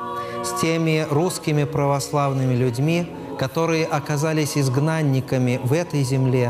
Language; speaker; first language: Russian; native; Russian